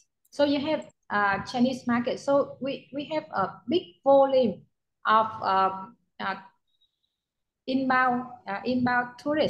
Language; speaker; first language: English; non-native, learner; Vietnamese